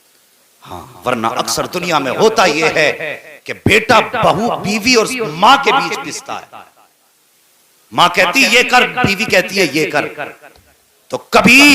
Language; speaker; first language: Hindi; native; Hindi